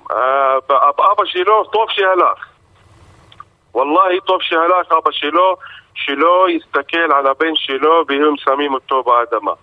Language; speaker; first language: Hebrew; non-native, local second language; Arabic